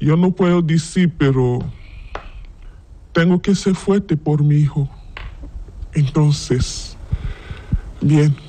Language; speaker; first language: Spanish; non-native, learner; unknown